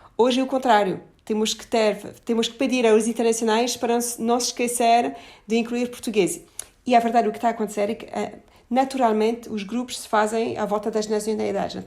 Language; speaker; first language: Portuguese; non-native, fluent; French